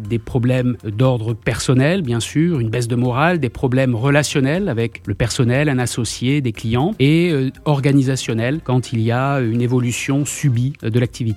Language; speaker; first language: French; native; French